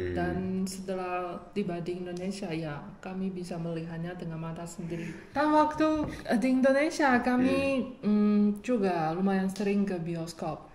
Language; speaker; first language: Indonesian; non-native, fluent; Chinese